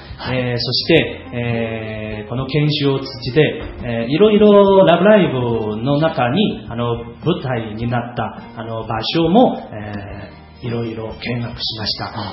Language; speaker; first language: Japanese; non-native, fluent; Chinese